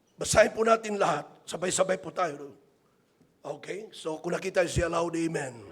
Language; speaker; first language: Filipino; non-native, local second language; Hiligaynon